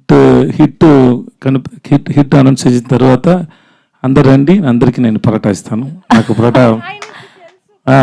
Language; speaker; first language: Telugu; non-native, learner; Tamil